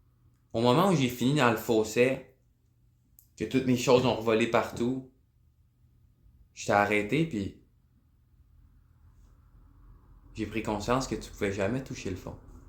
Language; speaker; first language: French; native; French